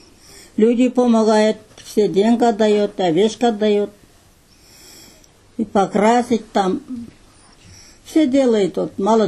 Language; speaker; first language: Russian; non-native, local second language; Kazakh